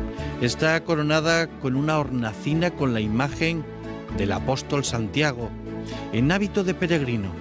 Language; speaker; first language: Spanish; native; Spanish